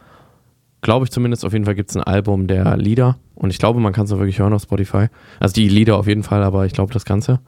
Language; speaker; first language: German; native; German